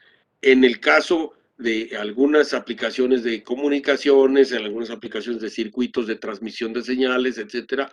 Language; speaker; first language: Spanish; native; Spanish